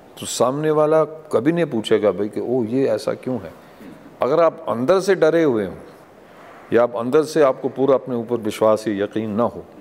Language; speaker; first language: Hindi; non-native, local second language; English